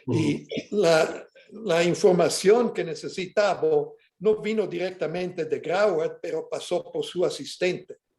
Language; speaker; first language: Spanish; non-native, fluent; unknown